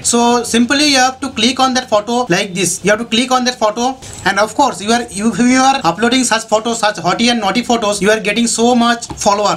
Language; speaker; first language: English; non-native, local second language; Hindi